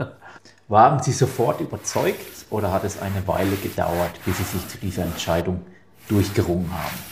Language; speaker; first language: German; native; German